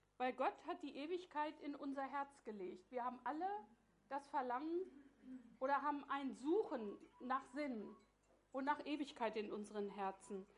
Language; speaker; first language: German; native; German